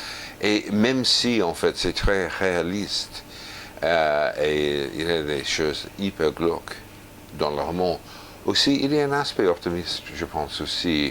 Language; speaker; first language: French; non-native, fluent; English